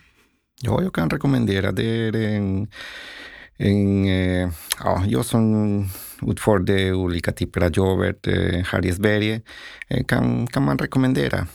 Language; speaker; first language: Swedish; non-native, learner; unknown